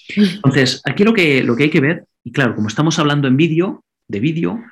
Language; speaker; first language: Spanish; non-native, local second language; Catalan